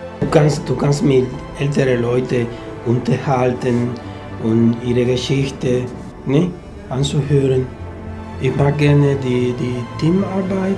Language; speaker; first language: German; non-native, fluent; Spanish